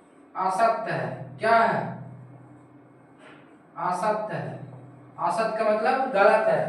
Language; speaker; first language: Hindi; native; Hindi